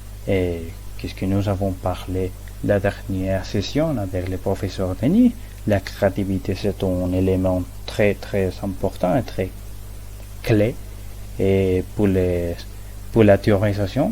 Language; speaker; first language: French; non-native, learner; Spanish